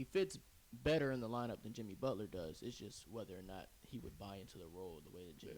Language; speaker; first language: English; native; English